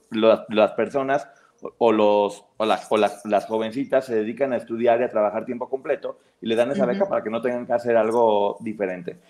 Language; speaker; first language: Spanish; native; Spanish